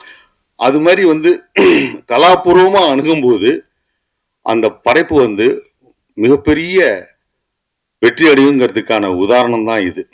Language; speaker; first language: Tamil; native; Tamil